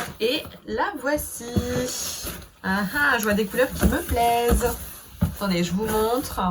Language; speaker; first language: French; native; French